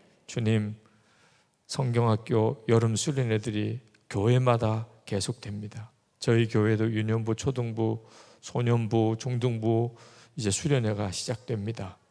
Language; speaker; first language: Korean; native; Korean